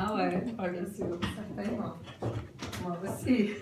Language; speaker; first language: French; non-native, fluent; Portuguese